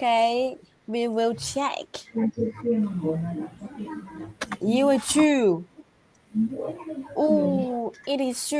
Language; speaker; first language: English; non-native, learner; Vietnamese